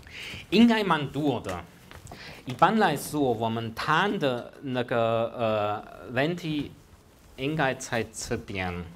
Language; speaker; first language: Chinese; non-native, fluent; German